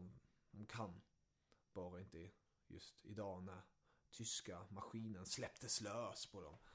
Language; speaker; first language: Swedish; early bilingual, other home language; German